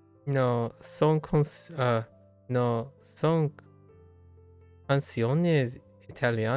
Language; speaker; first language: Spanish; non-native, learner; English